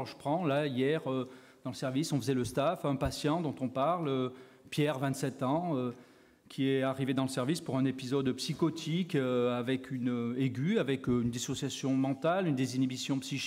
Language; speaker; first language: French; native; French